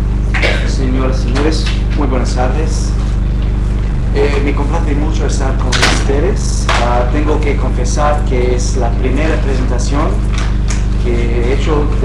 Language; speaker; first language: Spanish; non-native, fluent; English